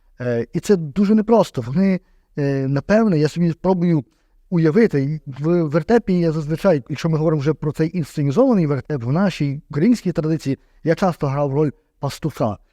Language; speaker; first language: Ukrainian; native; Ukrainian